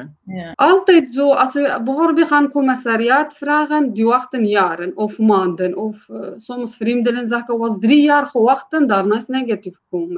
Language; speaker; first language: Dutch; non-native, learner; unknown